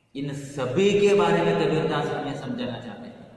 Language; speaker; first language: Hindi; non-native, local second language; Kannada